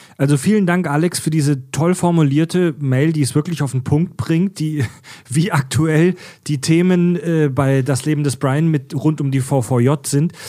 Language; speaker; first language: German; native; German